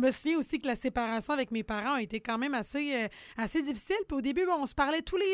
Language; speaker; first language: French; native; French